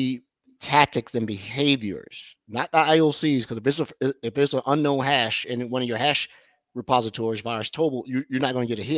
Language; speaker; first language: English; native; English